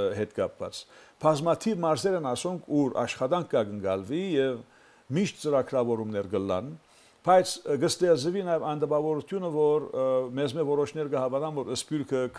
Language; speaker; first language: Armenian; early bilingual, heritage; Armenian